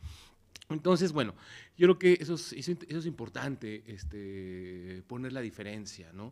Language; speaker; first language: Spanish; native; Spanish